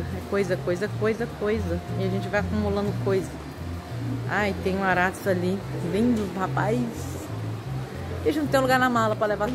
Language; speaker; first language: Portuguese; native; Portuguese